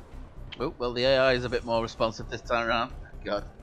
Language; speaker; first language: English; native; English